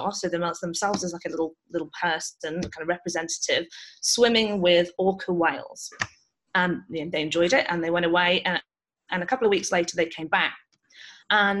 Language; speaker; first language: English; native; English